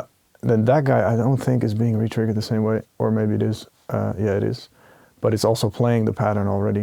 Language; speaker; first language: English; non-native, fluent; Dutch